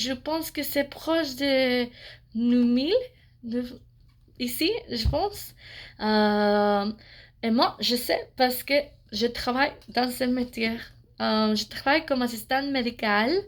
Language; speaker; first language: French; non-native, fluent; English